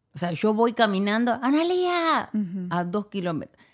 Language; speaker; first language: Spanish; native; Spanish